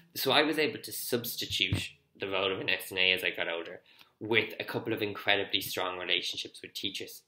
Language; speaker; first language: English; native; English